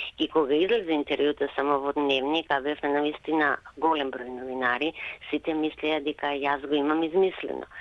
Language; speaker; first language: Macedonian; native; Macedonian